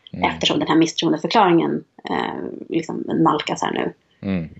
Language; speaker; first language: Swedish; native; Swedish